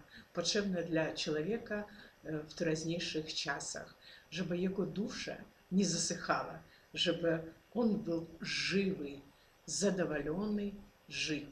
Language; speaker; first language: Polish; non-native, fluent; Ukrainian